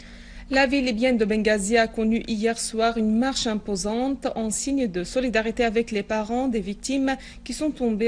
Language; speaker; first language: French; non-native, fluent; Arabic